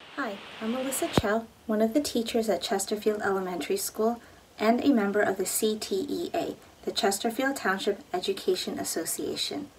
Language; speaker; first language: English; native; English